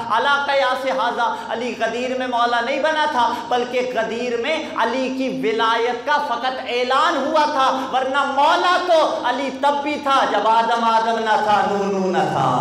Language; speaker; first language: Urdu; non-native, local second language; Punjabi